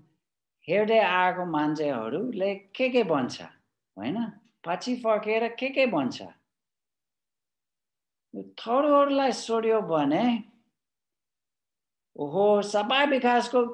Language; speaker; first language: Nepali; non-native, fluent; English